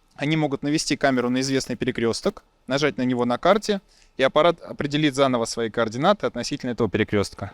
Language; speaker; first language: Russian; native; Russian